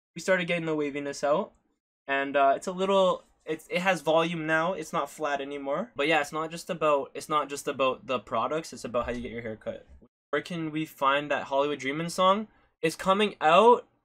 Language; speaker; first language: English; native; English